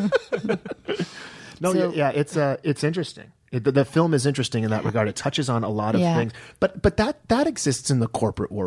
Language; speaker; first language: English; native; English